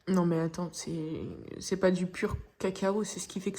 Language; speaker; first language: French; native; French